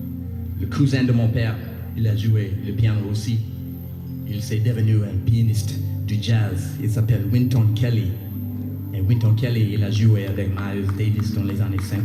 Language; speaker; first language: French; non-native, learner; English